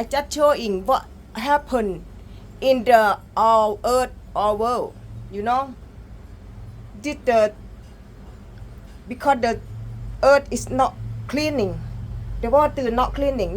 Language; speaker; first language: English; non-native, learner; Thai